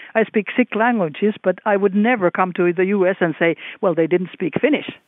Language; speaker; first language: English; non-native, fluent; Finnish